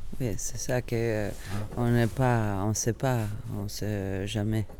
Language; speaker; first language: French; non-native, fluent; Italian